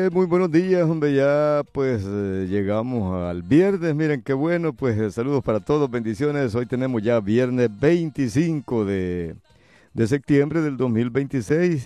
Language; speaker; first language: Spanish; native; Spanish